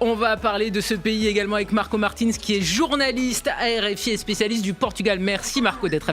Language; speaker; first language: French; native; French